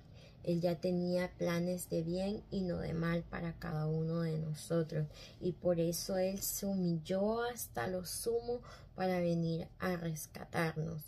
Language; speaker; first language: Spanish; native; Spanish